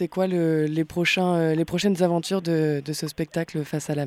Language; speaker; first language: French; native; French